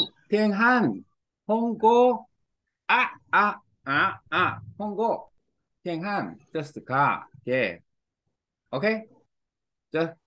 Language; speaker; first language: Vietnamese; non-native, learner; Korean